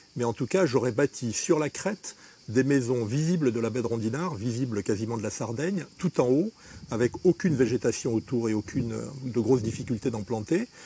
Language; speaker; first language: French; native; French